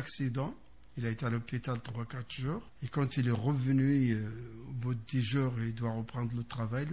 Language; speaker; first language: French; non-native, fluent; Arabic